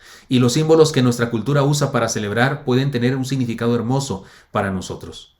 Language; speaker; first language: Spanish; native; Spanish